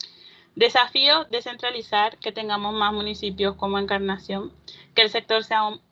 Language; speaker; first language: Spanish; native; Spanish